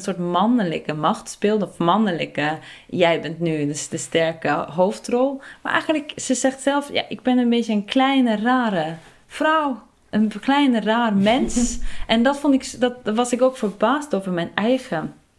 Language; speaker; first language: Dutch; non-native, fluent; Norwegian